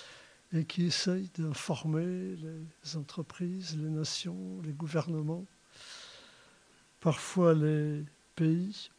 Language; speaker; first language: French; native; French